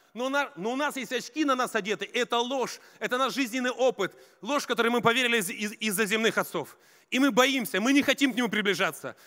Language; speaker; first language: Russian; native; Russian